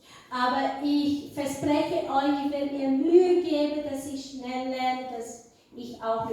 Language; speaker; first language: German; non-native, fluent; Portuguese